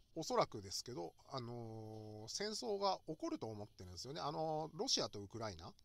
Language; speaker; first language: Japanese; native; Japanese